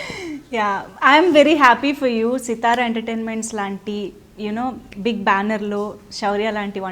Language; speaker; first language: Telugu; native; Telugu